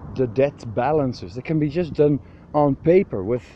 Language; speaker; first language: English; non-native, fluent; Dutch